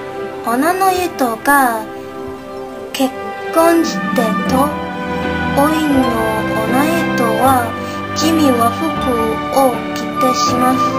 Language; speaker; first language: Japanese; non-native, learner; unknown